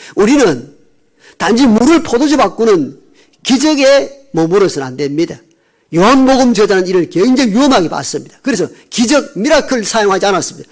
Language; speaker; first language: Korean; native; Korean